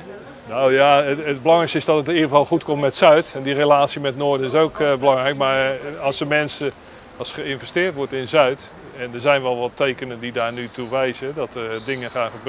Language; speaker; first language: Dutch; native; Dutch